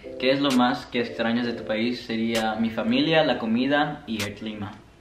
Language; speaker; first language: Spanish; early bilingual, heritage; Spanish